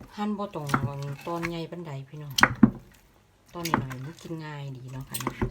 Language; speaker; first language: Thai; non-native, local second language; Northeastern Thai